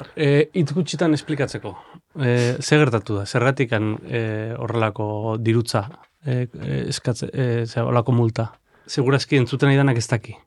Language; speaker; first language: Basque; native; Basque